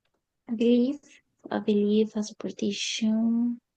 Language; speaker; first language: English; non-native, learner; Spanish